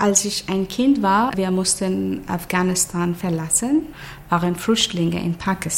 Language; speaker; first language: German; non-native, learner; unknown